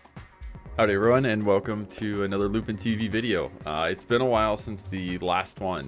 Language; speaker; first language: English; native; English